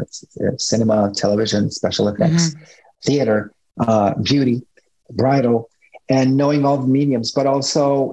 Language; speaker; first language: English; non-native, fluent; French